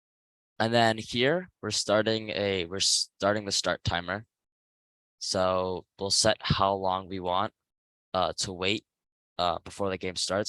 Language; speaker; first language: English; native; English